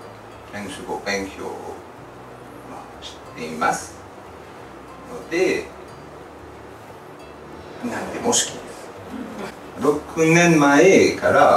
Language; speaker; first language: Japanese; non-native, learner; French